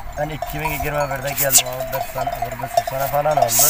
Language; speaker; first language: Turkish; non-native, learner; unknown